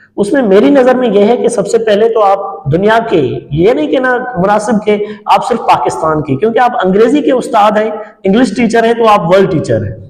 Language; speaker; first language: Urdu; non-native, local second language; Sindhi